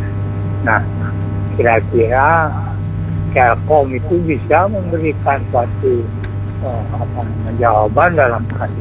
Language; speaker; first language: Indonesian; non-native, local second language; Balinese